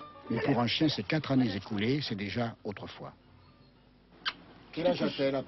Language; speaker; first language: French; native; French